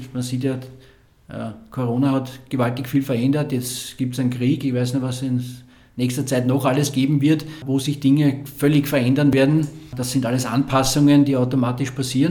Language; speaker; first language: German; native; German